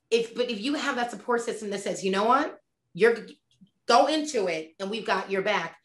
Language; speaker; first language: English; native; English